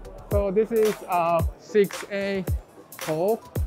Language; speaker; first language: English; non-native, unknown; Japanese